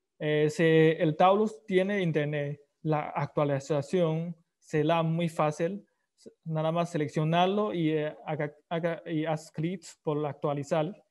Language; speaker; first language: Spanish; non-native, fluent; Chinese